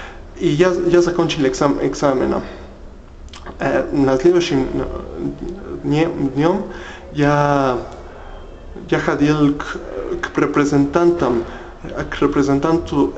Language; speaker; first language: Russian; non-native, learner; Spanish